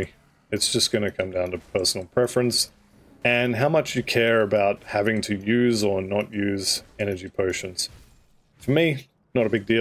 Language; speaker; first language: English; native; English